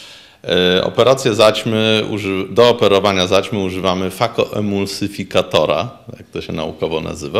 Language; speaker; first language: Polish; native; Polish